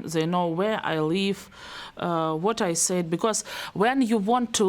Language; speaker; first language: English; non-native, learner; Belarusian